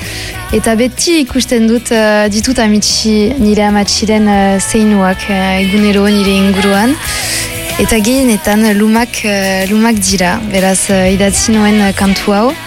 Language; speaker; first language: Basque; non-native, local second language; French